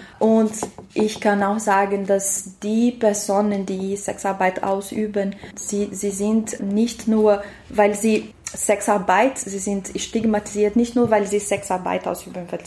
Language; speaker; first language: German; non-native, learner; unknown